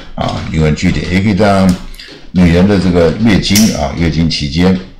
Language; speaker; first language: Chinese; native; Chinese